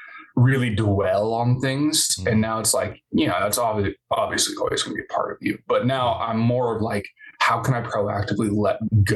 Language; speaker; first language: English; native; English